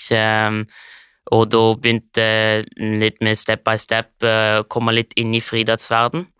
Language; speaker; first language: Norwegian; early bilingual, heritage; Norwegian